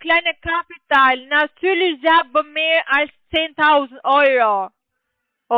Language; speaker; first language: German; non-native, learner; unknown